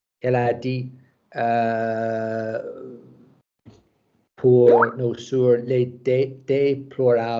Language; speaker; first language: French; non-native, learner; English